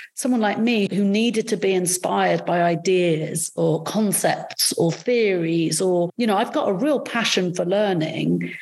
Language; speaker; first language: English; early bilingual, other home language; Arabic